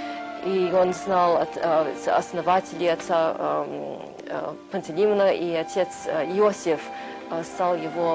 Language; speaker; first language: Russian; early bilingual, heritage; Russian